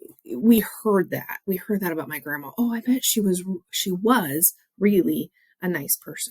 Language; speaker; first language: English; native; English